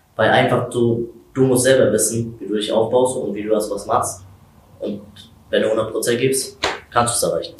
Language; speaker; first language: German; early bilingual, other home language; Arabic